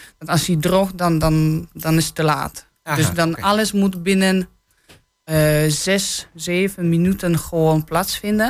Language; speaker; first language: Dutch; non-native, fluent; Polish